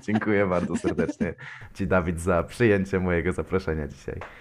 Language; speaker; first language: Polish; native; Polish